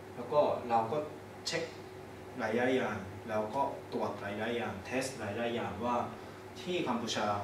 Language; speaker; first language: Thai; non-native, fluent; Japanese